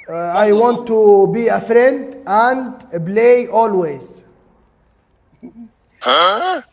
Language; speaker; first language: English; non-native, learner; Arabic